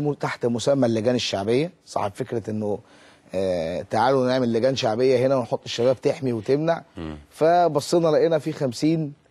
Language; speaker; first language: Arabic; native; Arabic